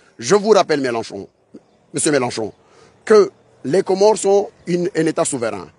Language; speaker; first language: French; non-native, local second language; Ngazidja Comorian